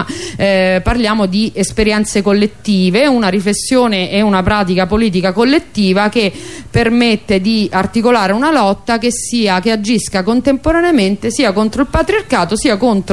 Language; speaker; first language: Italian; native; Italian